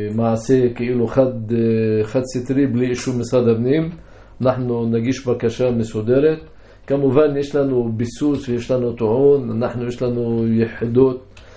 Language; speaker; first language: Hebrew; non-native, local second language; Arabic